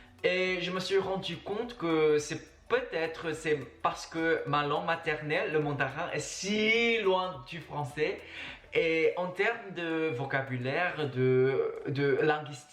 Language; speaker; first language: French; non-native, fluent; Chinese